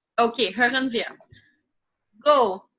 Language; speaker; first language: German; non-native, fluent; French